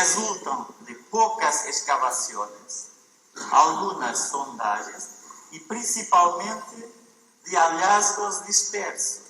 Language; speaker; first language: Portuguese; non-native, fluent; Spanish